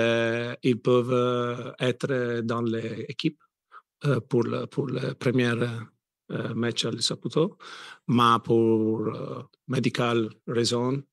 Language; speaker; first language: French; non-native, learner; Italian